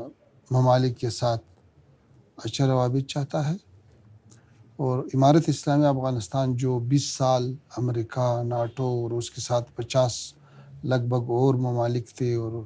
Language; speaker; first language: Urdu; non-native, fluent; Pashto